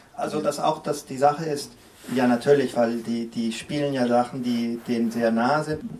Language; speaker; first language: German; early bilingual, other home language; Spanish